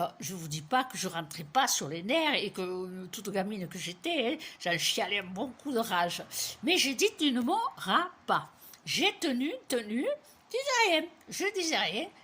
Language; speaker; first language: French; native; French